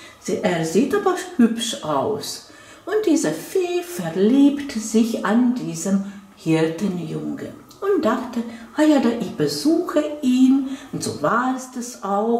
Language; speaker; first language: German; non-native, fluent; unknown